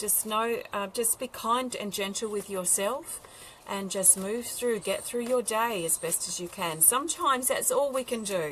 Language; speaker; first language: English; native; English